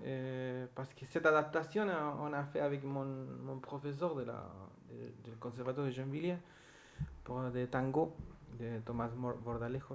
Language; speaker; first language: French; non-native, learner; Spanish